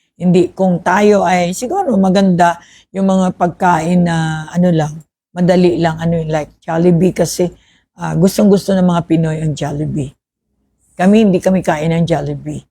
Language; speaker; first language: Filipino; non-native, local second language; Hiligaynon